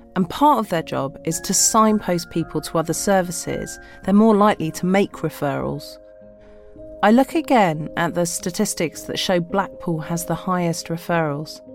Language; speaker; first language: English; native; English